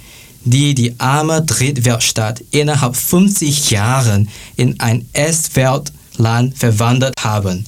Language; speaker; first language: German; non-native, learner; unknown